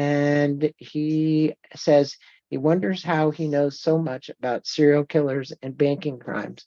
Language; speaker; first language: English; native; English